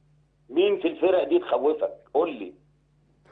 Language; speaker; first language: Arabic; native; Arabic